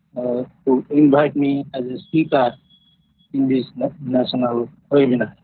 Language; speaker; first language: English; non-native, local second language; Bangla